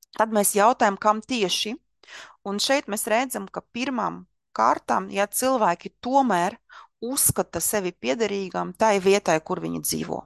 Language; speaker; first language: Latvian; non-native, local second language; Russian